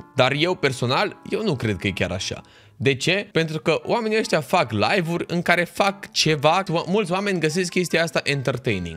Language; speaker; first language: Romanian; native; Romanian